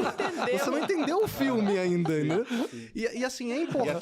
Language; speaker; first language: Portuguese; native; Portuguese